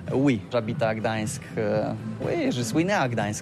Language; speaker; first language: French; non-native, learner; Polish